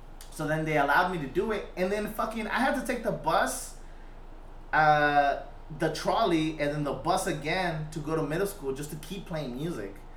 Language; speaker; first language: English; early bilingual, other home language; Spanish